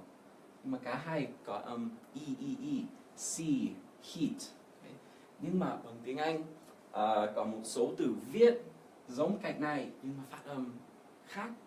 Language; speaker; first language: Vietnamese; non-native, fluent; English